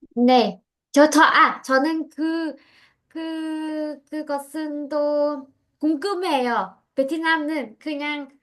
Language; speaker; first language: Korean; non-native, learner; Vietnamese